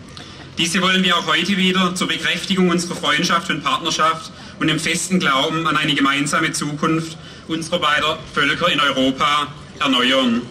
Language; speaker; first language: German; native; German